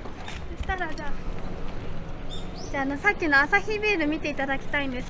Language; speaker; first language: Japanese; native; Japanese